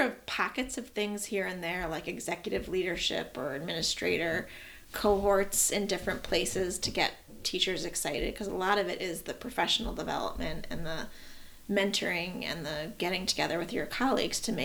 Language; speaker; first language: English; native; English